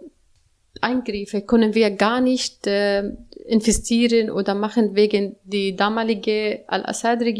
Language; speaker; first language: German; non-native, learner; Arabic